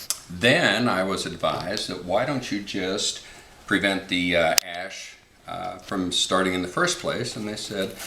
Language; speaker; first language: English; native; English